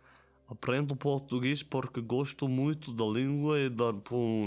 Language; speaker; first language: Portuguese; non-native, learner; German